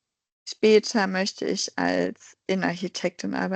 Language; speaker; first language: German; non-native, fluent; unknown